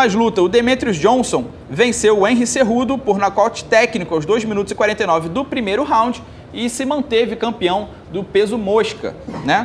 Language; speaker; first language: Portuguese; native; Portuguese